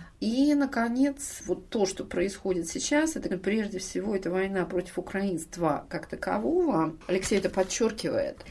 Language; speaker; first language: Russian; native; Russian